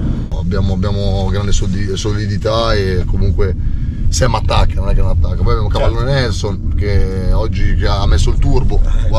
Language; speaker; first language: Italian; native; Italian